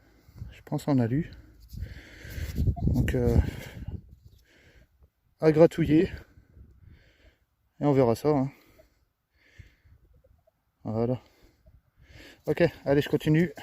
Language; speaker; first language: French; native; French